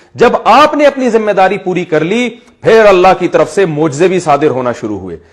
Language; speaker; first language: Urdu; native; Urdu